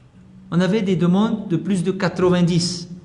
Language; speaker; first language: French; non-native, local second language; Gujarati